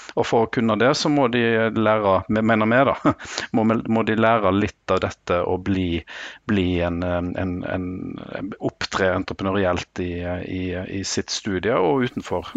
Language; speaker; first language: Norwegian; native; Norwegian